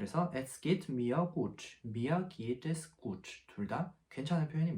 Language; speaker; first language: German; non-native, fluent; Korean